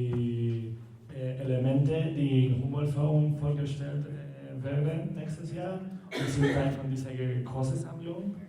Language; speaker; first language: German; non-native, learner; Spanish